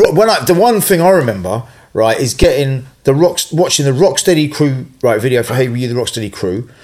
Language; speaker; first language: English; native; English